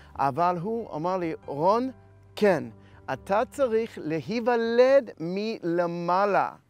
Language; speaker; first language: Hebrew; non-native, fluent; English